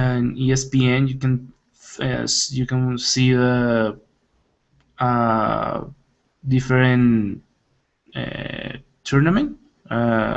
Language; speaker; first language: English; non-native, learner; Spanish